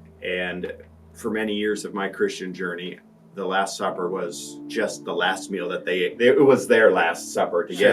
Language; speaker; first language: English; native; English